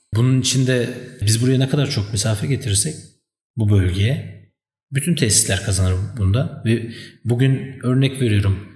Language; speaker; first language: Turkish; native; Turkish